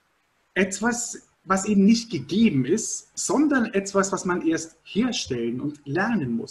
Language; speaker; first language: German; native; German